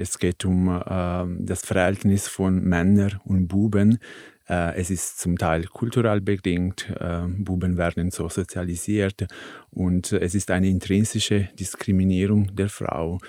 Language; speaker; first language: German; non-native, fluent; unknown